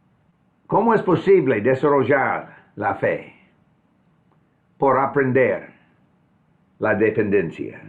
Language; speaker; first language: Spanish; non-native, fluent; English